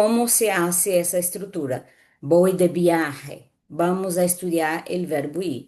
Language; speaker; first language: Spanish; non-native, fluent; Portuguese